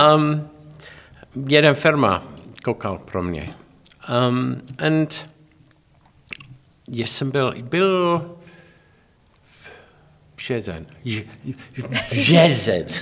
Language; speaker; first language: Czech; non-native, learner; English